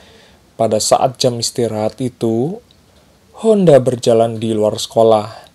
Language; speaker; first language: Indonesian; native; Indonesian